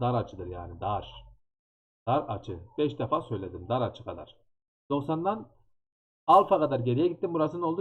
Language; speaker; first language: Turkish; native; Turkish